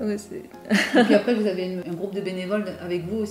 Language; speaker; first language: French; native; French